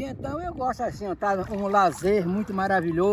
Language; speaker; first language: Portuguese; native; Portuguese